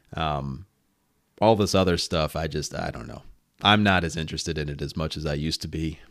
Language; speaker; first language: English; native; English